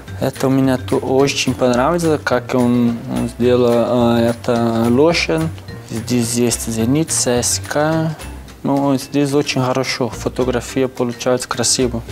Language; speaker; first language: Russian; non-native, learner; Portuguese